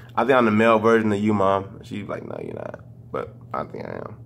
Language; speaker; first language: English; native; English